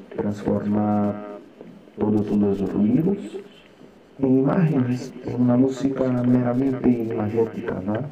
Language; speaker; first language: Spanish; non-native, learner; Portuguese